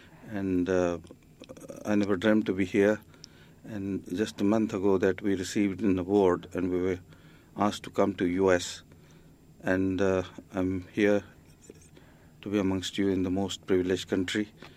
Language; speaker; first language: English; non-native, local second language; Marathi